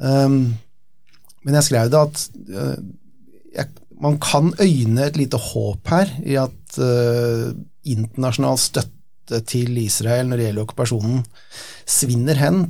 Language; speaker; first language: Norwegian; native; Norwegian